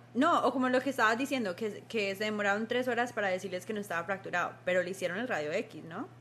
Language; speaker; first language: Spanish; early bilingual, heritage; Spanish